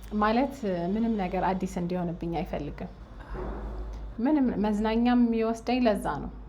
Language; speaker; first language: Amharic; native; Amharic